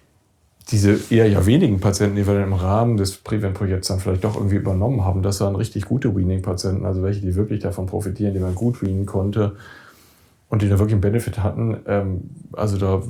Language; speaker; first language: German; native; German